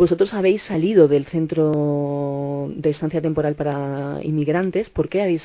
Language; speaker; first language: Spanish; native; Spanish